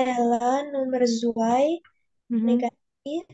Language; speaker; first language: German; non-native, learner; Indonesian